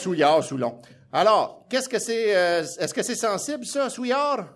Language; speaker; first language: French; native; French